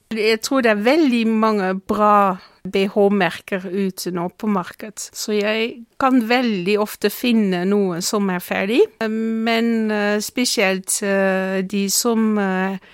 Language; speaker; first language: Norwegian; non-native, fluent; Dutch